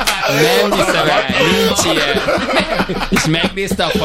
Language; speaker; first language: Hungarian; native; Hungarian